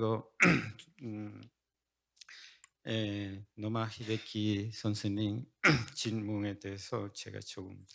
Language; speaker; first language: Korean; non-native, learner; Spanish